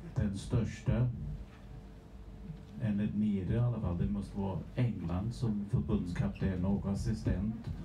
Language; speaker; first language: Swedish; non-native, learner; English